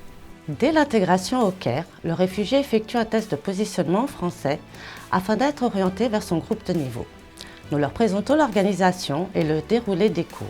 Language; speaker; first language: French; native; French